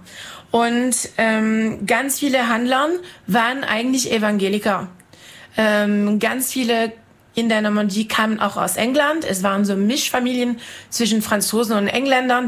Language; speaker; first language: German; non-native, fluent; French